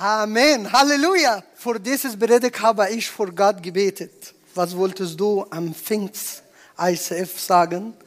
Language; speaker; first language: German; non-native, learner; Arabic